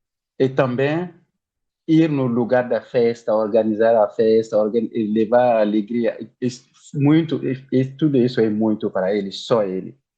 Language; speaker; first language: Portuguese; non-native, learner; Bambara